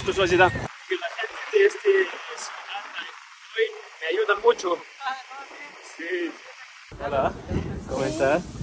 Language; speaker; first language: Spanish; non-native, learner; Arabic